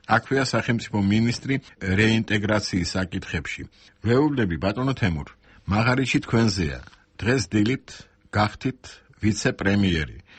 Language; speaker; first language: Georgian; non-native, local second language; Armenian